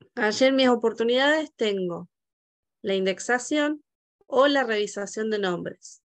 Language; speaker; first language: Spanish; native; Spanish